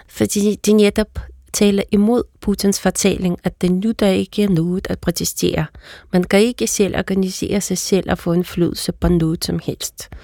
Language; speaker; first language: Danish; non-native, fluent; Russian